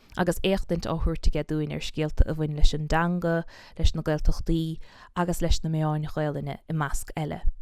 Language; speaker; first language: Irish; native; Irish